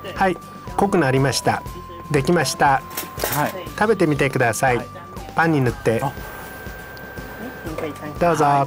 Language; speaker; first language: Japanese; non-native, fluent; Chinese